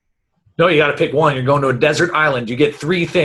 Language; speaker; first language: English; native; English